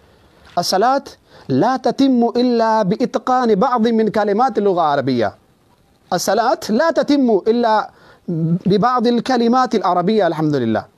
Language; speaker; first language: Arabic; non-native, fluent; Urdu